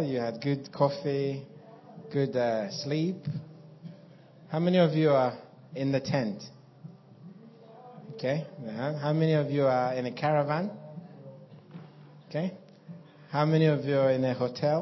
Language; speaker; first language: English; non-native, local second language; Igbo